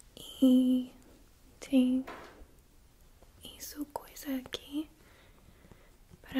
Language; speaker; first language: Portuguese; non-native, learner; English